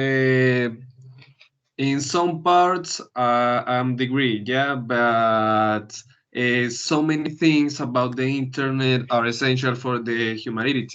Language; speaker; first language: English; non-native, learner; Spanish